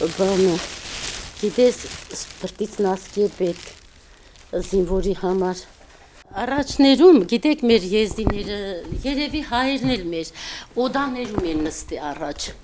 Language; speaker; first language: Armenian; non-native, local second language; Kurdish